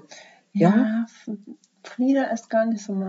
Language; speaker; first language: German; native; German